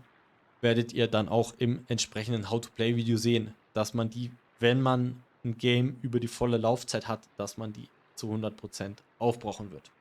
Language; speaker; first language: German; native; German